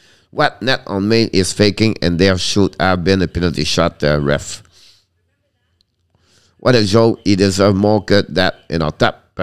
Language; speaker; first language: English; non-native, fluent; French